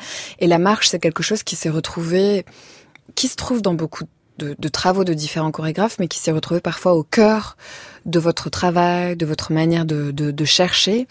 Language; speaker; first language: French; native; French